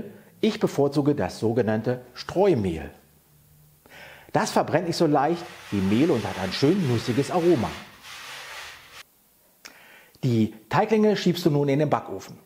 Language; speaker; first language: German; native; German